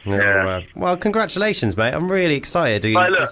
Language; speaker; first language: English; native; English